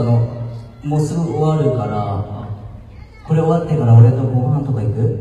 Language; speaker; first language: Japanese; non-native, fluent; Korean